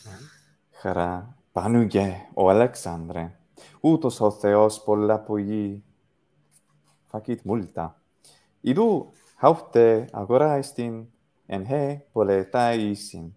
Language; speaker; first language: Greek; non-native, fluent; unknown